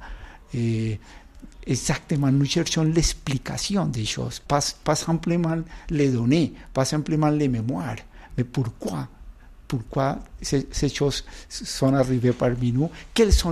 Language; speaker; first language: French; non-native, fluent; Spanish